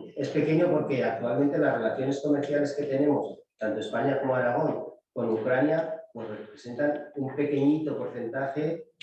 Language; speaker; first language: Spanish; native; Spanish